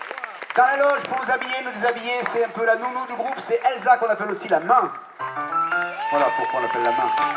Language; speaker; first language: French; native; French